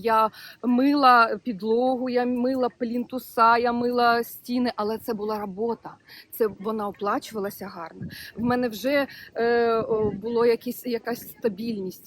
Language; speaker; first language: Ukrainian; native; Ukrainian